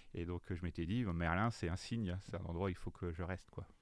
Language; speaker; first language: French; native; French